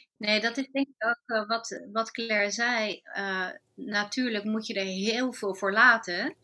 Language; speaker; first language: Dutch; non-native, fluent; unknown